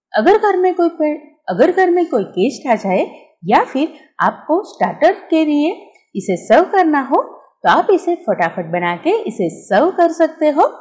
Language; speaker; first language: Hindi; non-native, local second language; Gujarati